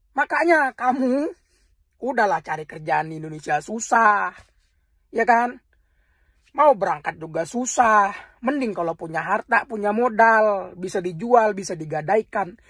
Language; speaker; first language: Indonesian; native; Indonesian